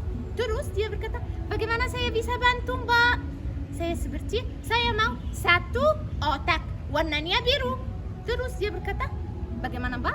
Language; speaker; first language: Indonesian; non-native, learner; Arabic